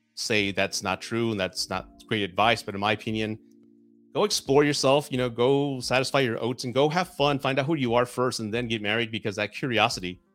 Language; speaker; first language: English; native; English